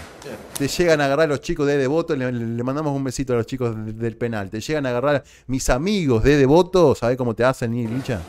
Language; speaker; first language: Spanish; native; Spanish